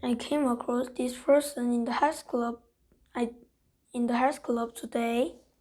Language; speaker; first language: English; non-native, fluent; Korean